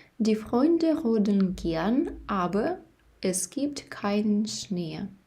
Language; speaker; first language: German; non-native, fluent; Ukrainian